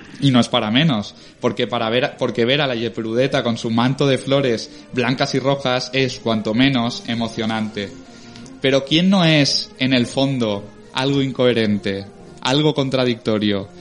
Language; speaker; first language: Spanish; native; Spanish